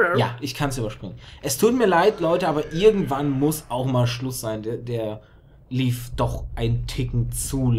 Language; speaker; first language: German; native; German